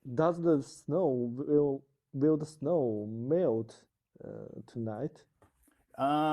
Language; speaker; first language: English; non-native, learner; Chinese